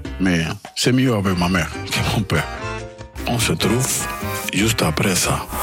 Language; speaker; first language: French; non-native, learner; Spanish